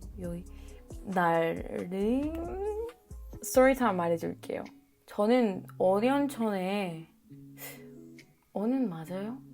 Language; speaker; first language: Korean; non-native, learner; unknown